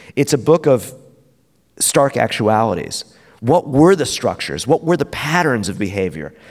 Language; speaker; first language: English; native; English